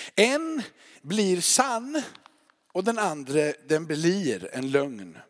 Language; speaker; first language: Swedish; native; Swedish